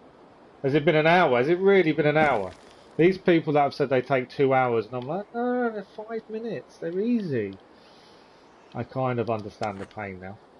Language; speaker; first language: English; native; English